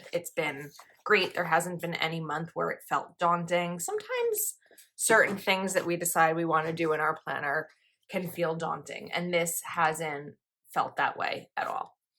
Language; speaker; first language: English; native; English